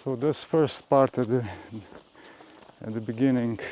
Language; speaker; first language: English; non-native, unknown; Slovenian